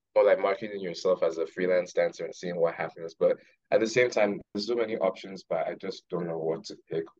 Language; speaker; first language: English; non-native, local second language; Yoruba